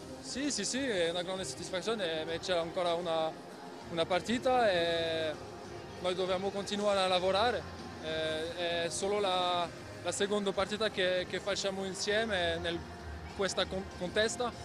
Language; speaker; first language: Italian; non-native, learner; French